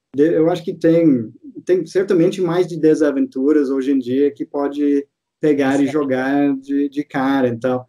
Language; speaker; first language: Portuguese; non-native, fluent; English